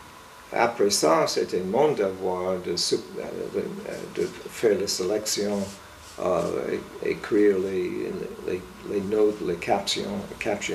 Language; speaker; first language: French; non-native, fluent; English